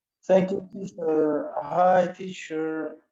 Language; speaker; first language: English; non-native, learner; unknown